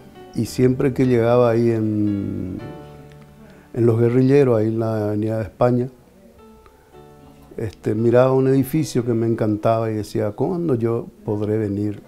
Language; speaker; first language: Spanish; native; Spanish